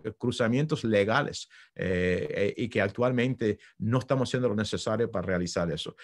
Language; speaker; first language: Spanish; early bilingual, heritage; Spanish